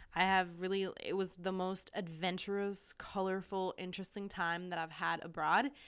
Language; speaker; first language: English; non-native, fluent; German